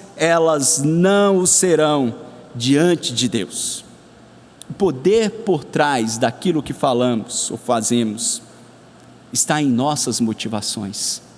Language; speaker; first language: Portuguese; native; Portuguese